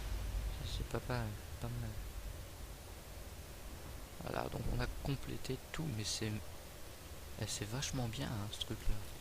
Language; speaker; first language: French; native; French